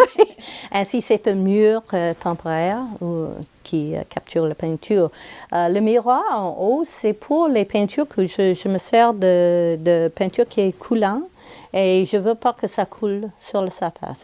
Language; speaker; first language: French; non-native, local second language; English